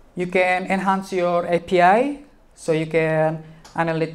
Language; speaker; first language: English; non-native, fluent; Indonesian